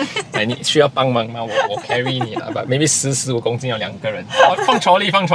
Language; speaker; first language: Chinese; early bilingual, other home language; English